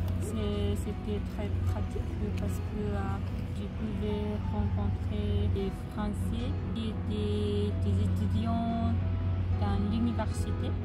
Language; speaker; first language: French; non-native, learner; Japanese